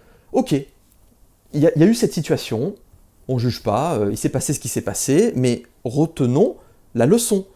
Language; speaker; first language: French; native; French